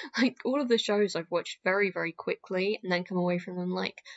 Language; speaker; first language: English; native; English